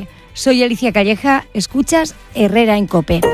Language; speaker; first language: Spanish; native; Spanish